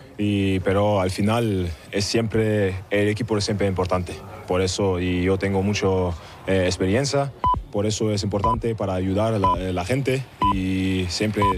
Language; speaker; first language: Spanish; non-native, fluent; German